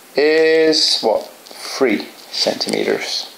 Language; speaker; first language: English; non-native, fluent; Lithuanian